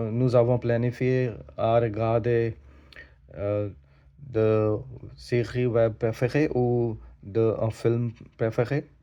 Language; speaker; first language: French; non-native, learner; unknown